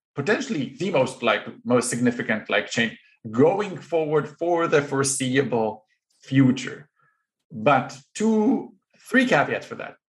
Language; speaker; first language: English; non-native, fluent; Hebrew